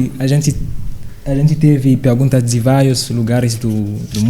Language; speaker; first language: Portuguese; non-native, fluent; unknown